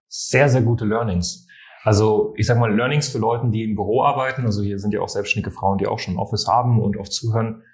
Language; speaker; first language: German; non-native, fluent; French